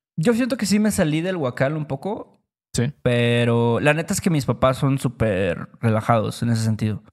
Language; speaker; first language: Spanish; native; Spanish